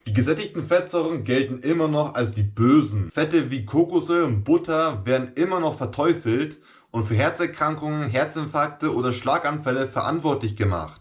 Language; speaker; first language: German; native; German